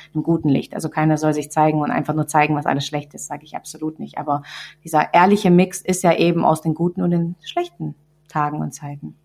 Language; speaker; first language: German; native; German